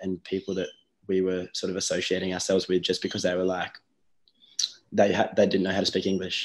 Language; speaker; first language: English; native; English